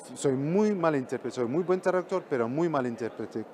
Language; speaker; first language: Spanish; non-native, fluent; Dutch